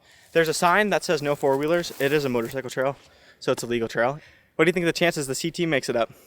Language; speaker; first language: English; native; English